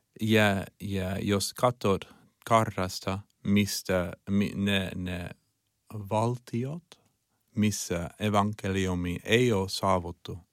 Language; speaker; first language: Finnish; non-native, learner; Chinese